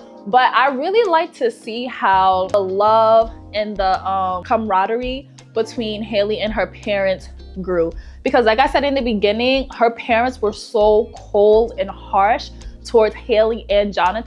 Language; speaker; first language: English; native; English